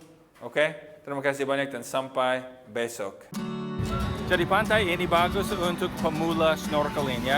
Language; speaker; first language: Indonesian; non-native, fluent; English